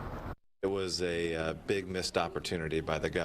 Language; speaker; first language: English; native; English